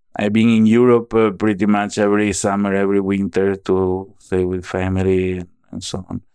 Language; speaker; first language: English; non-native, fluent; Italian